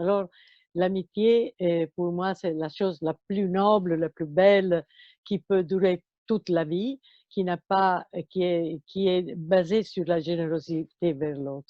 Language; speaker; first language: French; non-native, fluent; Italian